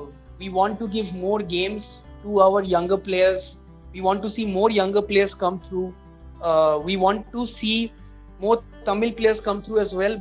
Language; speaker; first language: English; non-native, local second language; Bangla